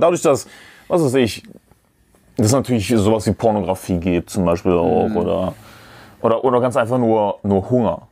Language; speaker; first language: German; native; German